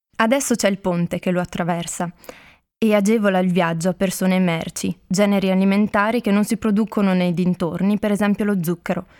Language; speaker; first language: Italian; native; Italian